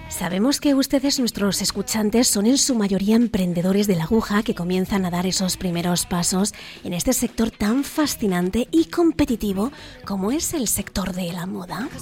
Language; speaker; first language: Spanish; native; Spanish